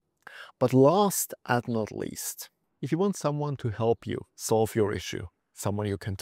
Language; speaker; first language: English; non-native, fluent; German